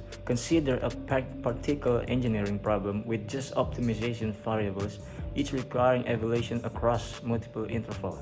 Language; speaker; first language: English; non-native, learner; Indonesian